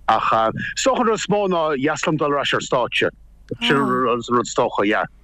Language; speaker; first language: Irish; native; Irish